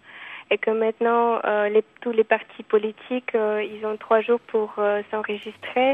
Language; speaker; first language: French; non-native, fluent; Kyrgyz